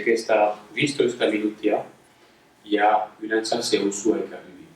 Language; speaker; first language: Finnish; non-native, fluent; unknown